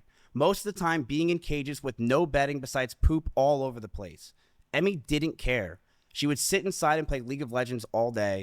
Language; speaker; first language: English; native; English